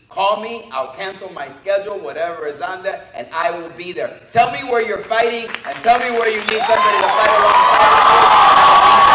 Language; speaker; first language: English; early bilingual, other home language; Spanish